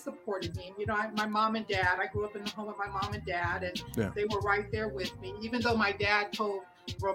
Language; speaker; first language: English; native; English